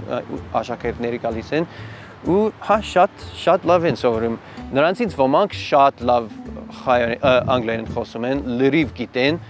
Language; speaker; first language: Armenian; non-native, learner; English